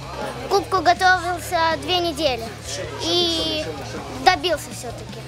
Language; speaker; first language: Russian; native; Russian